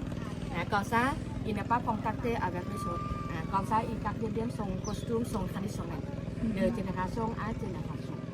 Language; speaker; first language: French; non-native, learner; Thai